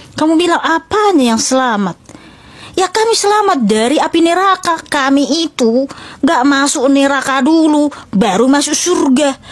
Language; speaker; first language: Indonesian; native; Indonesian